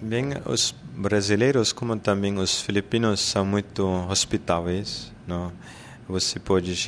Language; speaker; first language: Portuguese; non-native, fluent; German